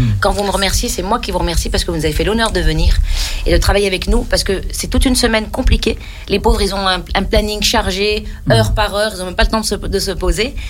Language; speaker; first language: French; early bilingual, other home language; Arabic